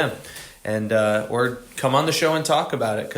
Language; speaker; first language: English; native; English